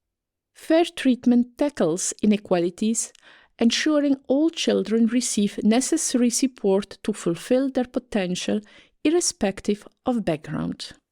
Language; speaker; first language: English; non-native, fluent; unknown